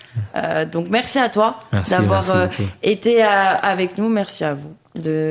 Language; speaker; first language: French; native; French